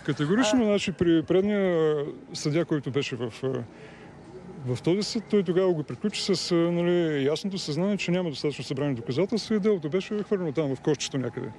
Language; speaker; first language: Bulgarian; native; Bulgarian